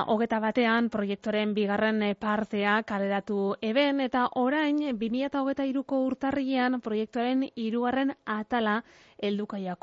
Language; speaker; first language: Basque; native; Basque